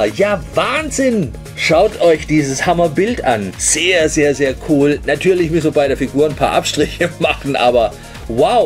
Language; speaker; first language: German; native; German